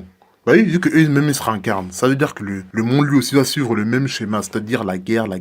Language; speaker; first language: French; native; French